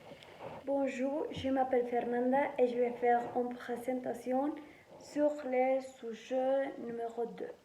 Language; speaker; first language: French; non-native, learner; Spanish